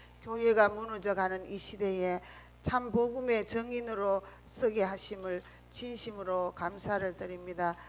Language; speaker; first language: Korean; native; Korean